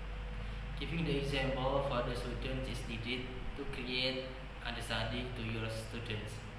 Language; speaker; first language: English; non-native, learner; Indonesian